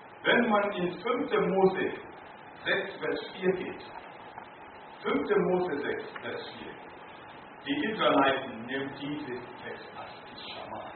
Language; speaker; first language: German; non-native, learner; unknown